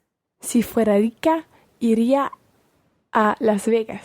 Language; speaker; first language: Spanish; non-native, learner; English